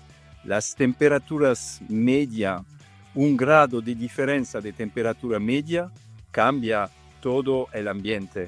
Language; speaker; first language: Spanish; non-native, learner; Italian